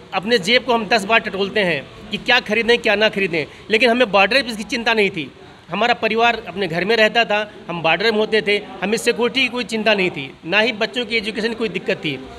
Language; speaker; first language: Hindi; native; Hindi